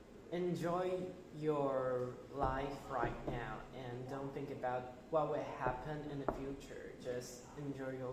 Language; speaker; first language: English; non-native, fluent; Chinese